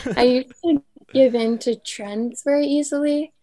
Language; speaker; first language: English; native; English